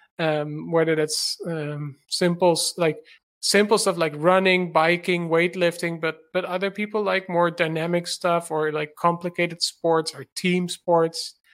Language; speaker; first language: English; non-native, fluent; Dutch